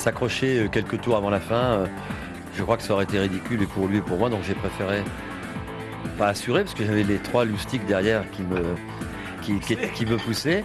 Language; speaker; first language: French; native; French